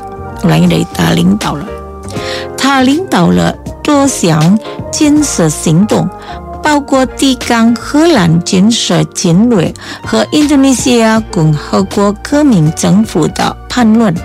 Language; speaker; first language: Chinese; early bilingual, heritage; Chinese